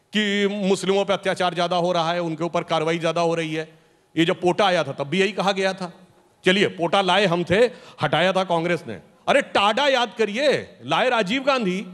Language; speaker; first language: Hindi; native; Hindi